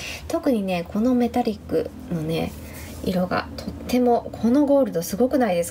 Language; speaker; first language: Japanese; native; Japanese